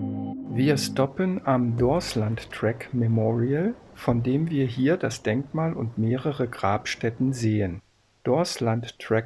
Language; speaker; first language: German; native; German